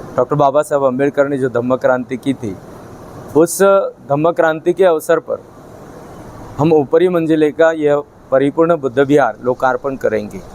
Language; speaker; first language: Hindi; non-native, local second language; Marathi